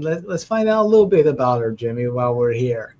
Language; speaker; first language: English; native; English